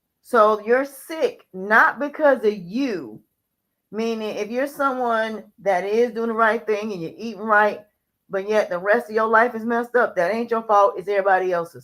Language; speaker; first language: English; native; English